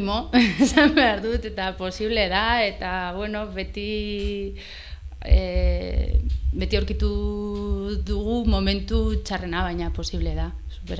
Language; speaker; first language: Basque; non-native, local second language; Spanish